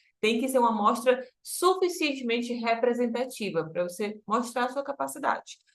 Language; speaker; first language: Portuguese; native; Portuguese